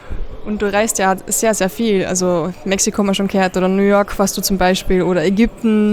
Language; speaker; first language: German; native; German